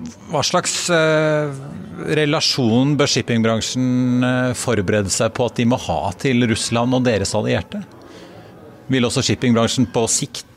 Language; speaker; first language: Norwegian; native; Norwegian